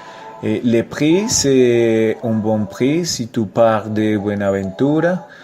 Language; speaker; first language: French; non-native, learner; Spanish